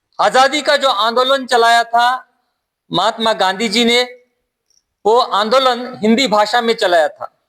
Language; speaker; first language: Hindi; non-native, local second language; Marathi